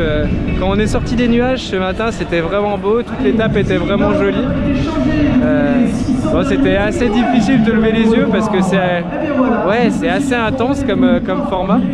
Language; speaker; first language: French; native; French